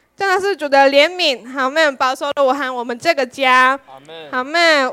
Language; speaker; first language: Chinese; non-native, fluent; Korean